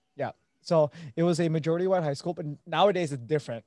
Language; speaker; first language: English; early bilingual, other home language; Filipino